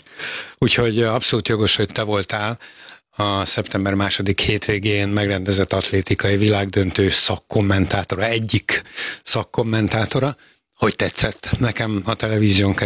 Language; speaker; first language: Hungarian; native; Hungarian